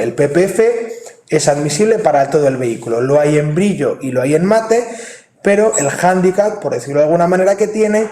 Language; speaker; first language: Spanish; native; Spanish